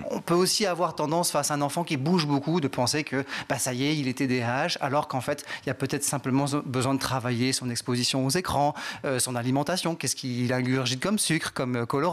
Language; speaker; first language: French; native; French